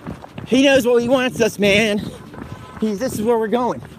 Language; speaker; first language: English; native; English